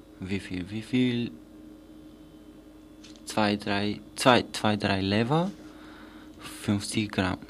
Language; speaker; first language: German; non-native, learner; Bulgarian